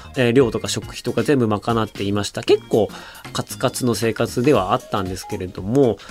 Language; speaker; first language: Japanese; native; Japanese